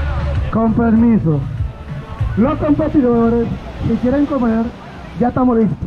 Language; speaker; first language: Spanish; native; Spanish